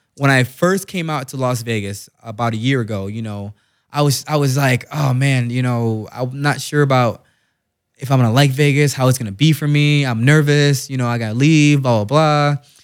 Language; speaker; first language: English; native; English